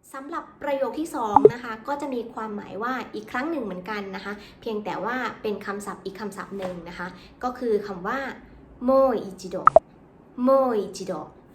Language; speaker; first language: Thai; native; Thai